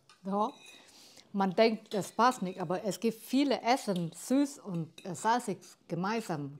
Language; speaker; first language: German; non-native, learner; Vietnamese